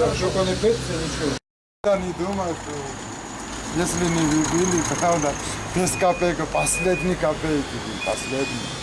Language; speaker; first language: Russian; non-native, local second language; Georgian